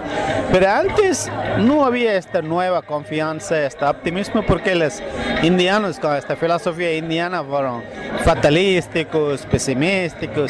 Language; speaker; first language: Spanish; non-native, fluent; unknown